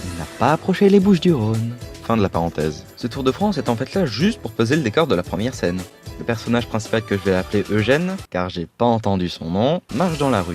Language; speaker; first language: French; native; French